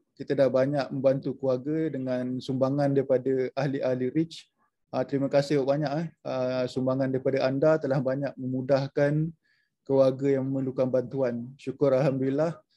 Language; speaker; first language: Malay; native; Malay